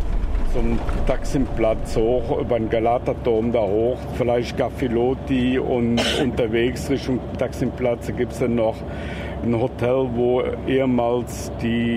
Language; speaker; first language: German; native; German